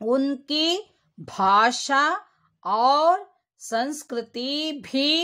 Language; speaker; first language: Hindi; non-native, local second language; Kannada